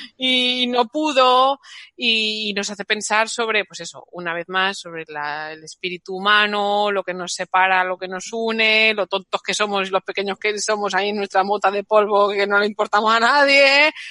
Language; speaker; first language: Spanish; native; Spanish